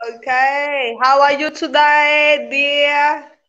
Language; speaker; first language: English; non-native, learner; Khmer